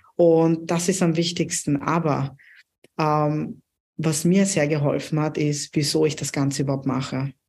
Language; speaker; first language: German; non-native, fluent; Urdu